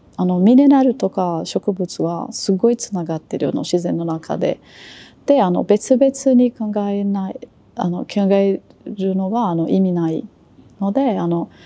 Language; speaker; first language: Japanese; non-native, learner; Portuguese